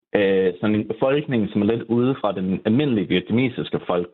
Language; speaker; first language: Danish; non-native, fluent; English